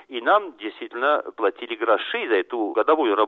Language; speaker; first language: Russian; non-native, fluent; French